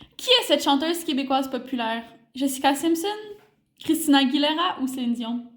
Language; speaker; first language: French; native; French